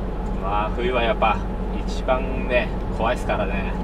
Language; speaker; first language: Japanese; native; Japanese